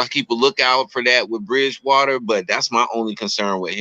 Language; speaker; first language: English; native; English